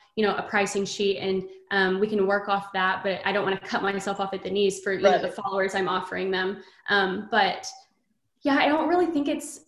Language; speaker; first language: English; native; English